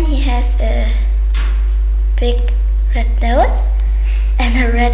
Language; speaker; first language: English; non-native, learner; German